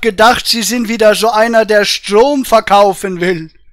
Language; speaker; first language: German; native; German